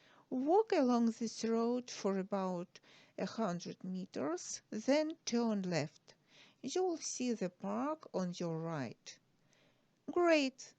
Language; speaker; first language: English; non-native, fluent; Ukrainian